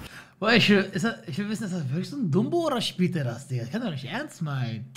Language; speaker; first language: German; native; German